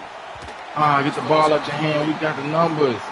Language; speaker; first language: English; native; English